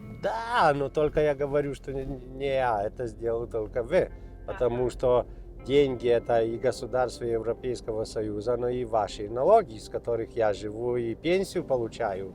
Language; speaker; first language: Russian; non-native, fluent; Lithuanian